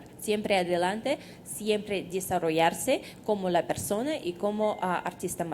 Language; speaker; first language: Spanish; non-native, fluent; Russian